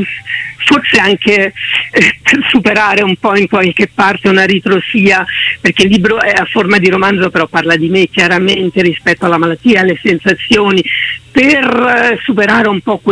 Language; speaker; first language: Italian; native; Italian